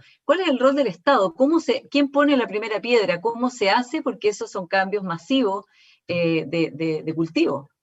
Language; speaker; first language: Spanish; native; Spanish